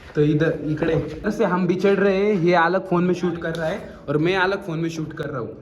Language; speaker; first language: Hindi; non-native, local second language; Marathi